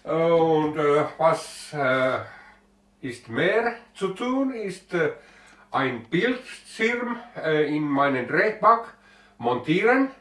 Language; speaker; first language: German; non-native, learner; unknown